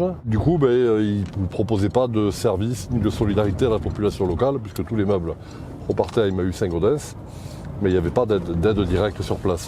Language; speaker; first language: French; native; French